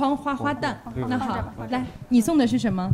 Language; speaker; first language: Chinese; native; Chinese